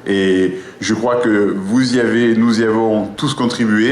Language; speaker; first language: French; native; French